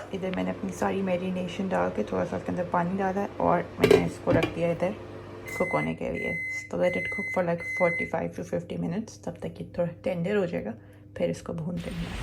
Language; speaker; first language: Urdu; native; Urdu